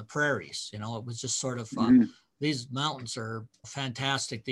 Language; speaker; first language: English; native; English